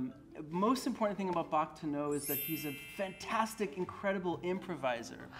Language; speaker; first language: English; native; English